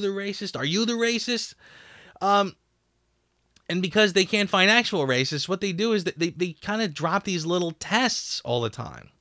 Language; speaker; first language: English; native; English